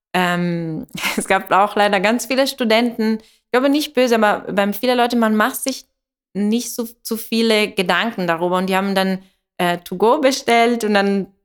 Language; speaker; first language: German; non-native, fluent; Italian